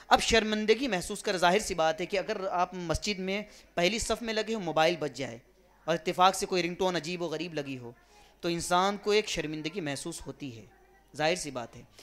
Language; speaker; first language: Urdu; native; Urdu